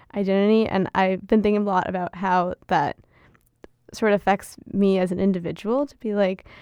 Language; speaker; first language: English; early bilingual, other home language; Gujarati